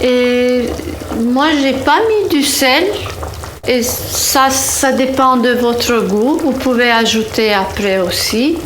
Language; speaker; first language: French; non-native, fluent; Turkish